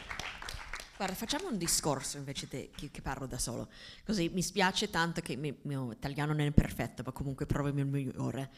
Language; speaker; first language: Italian; non-native, fluent; English